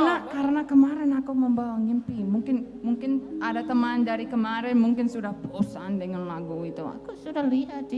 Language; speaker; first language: Indonesian; non-native, fluent; English